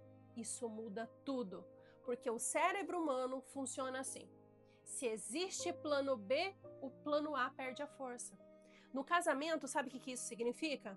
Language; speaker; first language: Portuguese; native; Portuguese